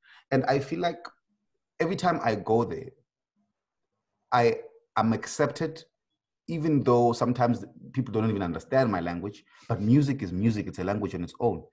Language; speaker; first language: English; non-native, local second language; Swati